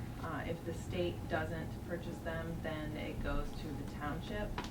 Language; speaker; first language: English; native; English